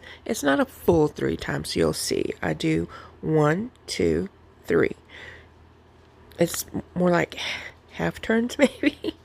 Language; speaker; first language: English; native; English